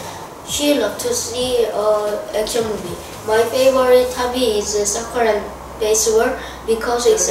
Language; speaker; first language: English; non-native, learner; Korean